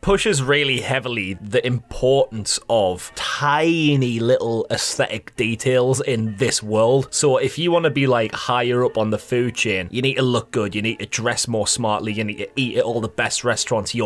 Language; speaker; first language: English; native; English